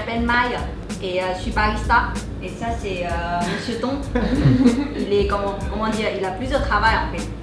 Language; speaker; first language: French; non-native, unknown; Vietnamese